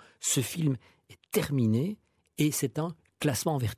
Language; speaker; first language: French; native; French